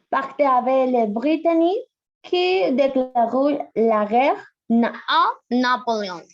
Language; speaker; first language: French; non-native, learner; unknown